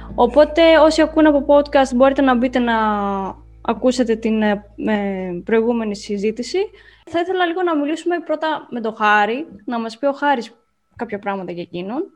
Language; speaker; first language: Greek; native; Greek